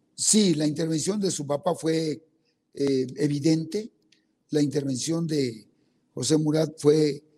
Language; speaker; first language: Spanish; non-native, local second language; Zapotec